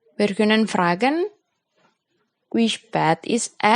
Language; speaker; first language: German; non-native, fluent; Indonesian